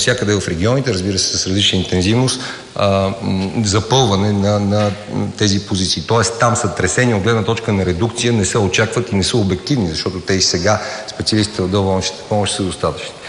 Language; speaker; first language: Bulgarian; native; Bulgarian